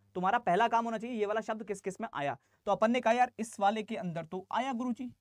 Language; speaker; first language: Hindi; native; Hindi